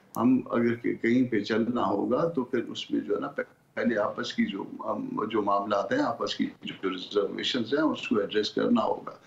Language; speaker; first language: Urdu; non-native, local second language; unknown